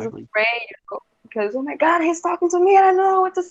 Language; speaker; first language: English; non-native, learner; Portuguese